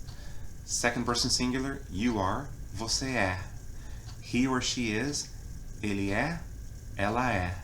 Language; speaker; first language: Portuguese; non-native, fluent; English